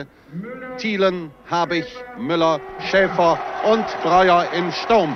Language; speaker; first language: German; native; German